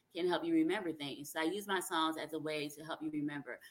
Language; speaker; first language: English; native; English